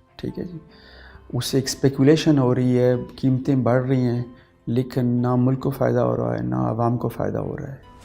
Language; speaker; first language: Urdu; non-native, local second language; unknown